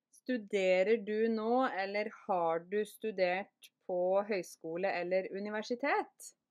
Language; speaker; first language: Norwegian; native; Norwegian